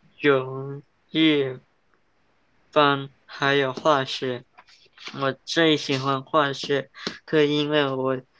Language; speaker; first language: Chinese; non-native, learner; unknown